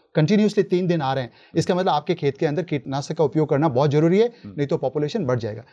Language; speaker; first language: Hindi; native; Hindi